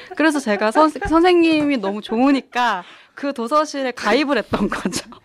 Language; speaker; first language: Korean; native; Korean